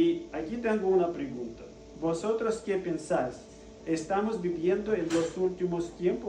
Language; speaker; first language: Spanish; non-native, fluent; Russian